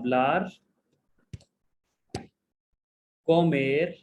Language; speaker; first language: Spanish; non-native, fluent; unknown